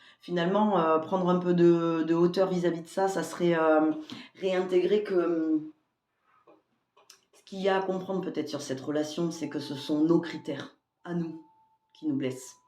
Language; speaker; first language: French; native; French